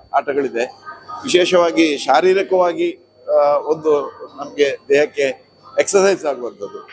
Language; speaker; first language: Kannada; native; Kannada